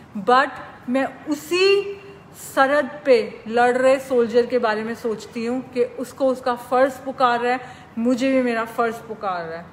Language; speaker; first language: Hindi; native; Hindi